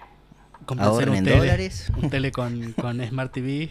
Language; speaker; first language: Spanish; native; Spanish